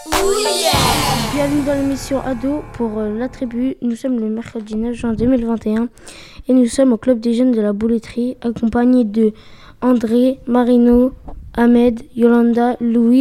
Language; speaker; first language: French; native; French